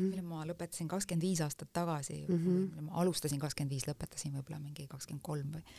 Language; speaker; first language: Estonian; native; Estonian